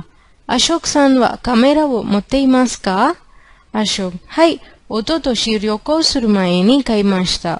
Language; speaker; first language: Japanese; non-native, fluent; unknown